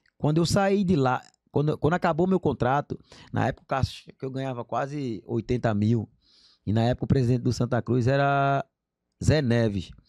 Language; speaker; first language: Portuguese; native; Portuguese